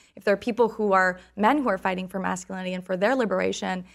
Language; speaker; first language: English; non-native, fluent; French